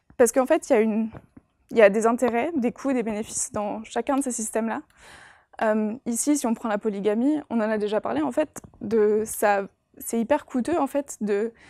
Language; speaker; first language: French; native; French